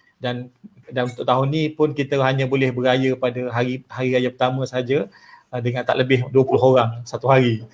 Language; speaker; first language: Malay; native; Malay